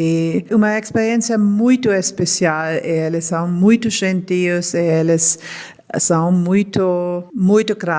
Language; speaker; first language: Portuguese; non-native, learner; German